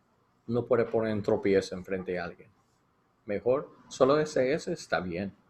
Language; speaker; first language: Spanish; non-native, learner; English